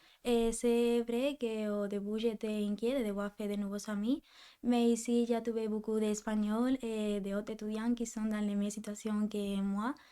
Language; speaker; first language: French; non-native, fluent; Spanish